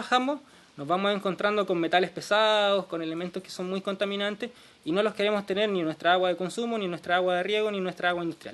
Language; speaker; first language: Spanish; native; Spanish